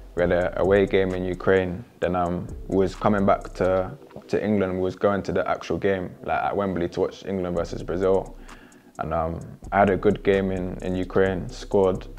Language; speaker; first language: English; native; English